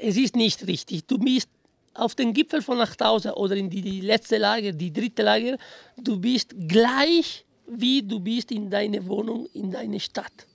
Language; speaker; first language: German; non-native, fluent; Italian